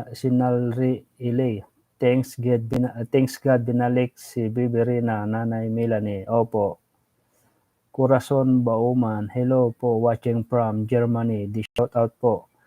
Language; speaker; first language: Filipino; non-native, local second language; Iloko